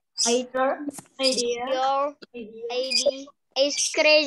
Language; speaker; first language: English; non-native, learner; Indonesian